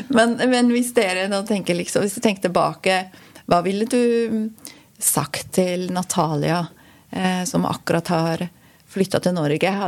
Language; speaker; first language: Norwegian; non-native, fluent; German